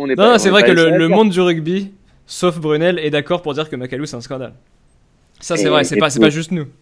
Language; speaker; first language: French; native; French